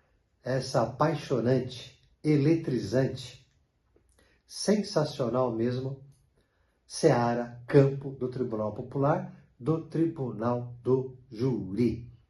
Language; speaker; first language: Portuguese; native; Portuguese